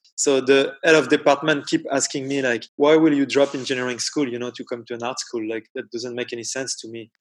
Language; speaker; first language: English; non-native, fluent; French